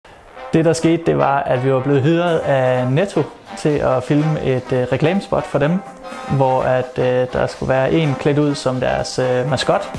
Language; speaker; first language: Danish; native; Danish